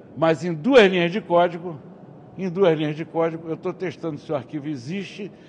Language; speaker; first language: Portuguese; native; Portuguese